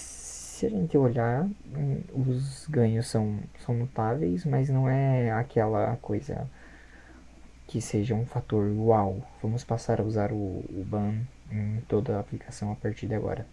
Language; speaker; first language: Portuguese; native; Portuguese